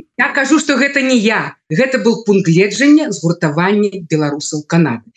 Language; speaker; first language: Belarusian; non-native, local second language; Russian